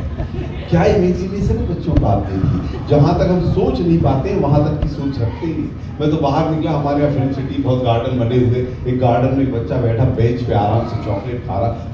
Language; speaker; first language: Hindi; native; Hindi